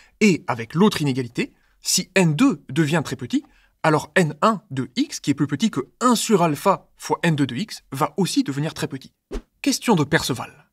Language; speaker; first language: French; native; French